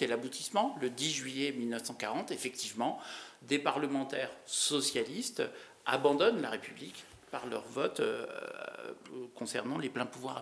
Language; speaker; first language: French; native; French